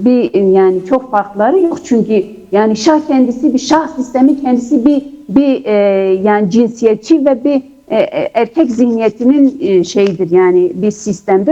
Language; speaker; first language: Turkish; non-native, fluent; Kurdish